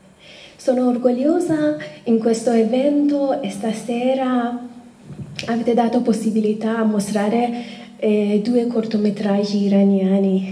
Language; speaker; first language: Italian; non-native, fluent; Persian